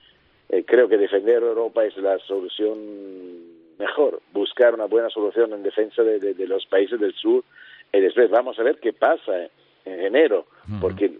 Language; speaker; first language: Spanish; non-native, fluent; Italian